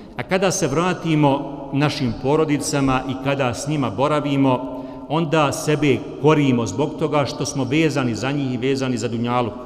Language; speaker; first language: Bosnian; native; Bosnian